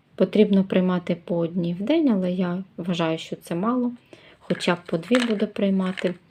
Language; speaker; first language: Ukrainian; native; Ukrainian